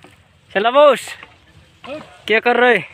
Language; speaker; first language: Hindi; non-native, local second language; Bodo